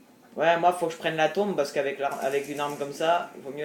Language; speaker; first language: French; native; French